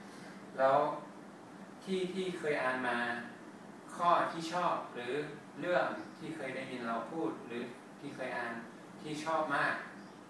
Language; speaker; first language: Thai; non-native, fluent; English